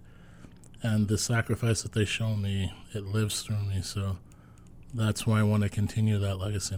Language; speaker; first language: English; native; English